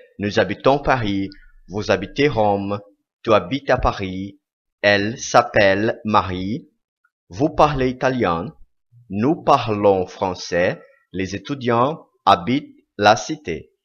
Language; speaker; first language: French; non-native, fluent; Portuguese